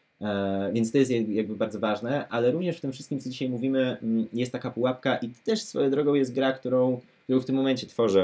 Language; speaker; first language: Polish; native; Polish